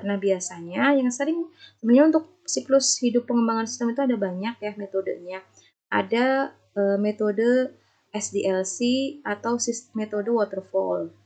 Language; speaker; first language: Indonesian; native; Indonesian